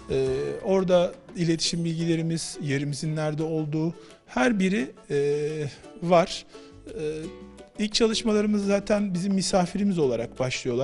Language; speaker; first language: Turkish; native; Turkish